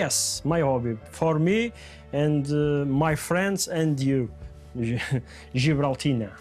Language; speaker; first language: English; non-native, learner; Portuguese